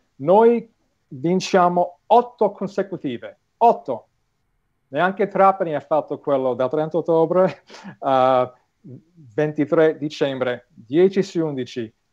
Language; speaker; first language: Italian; non-native, fluent; English